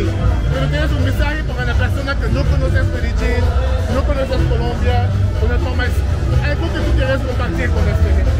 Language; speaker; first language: Spanish; non-native, learner; English